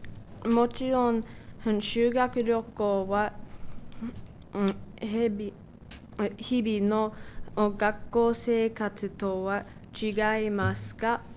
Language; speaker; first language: Japanese; non-native, learner; English